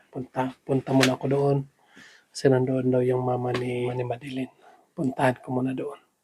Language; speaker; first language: Filipino; non-native, local second language; Cebuano